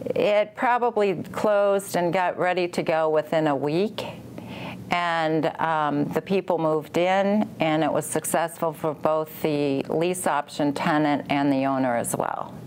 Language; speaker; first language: English; native; English